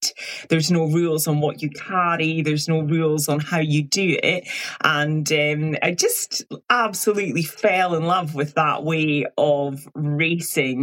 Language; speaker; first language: English; native; English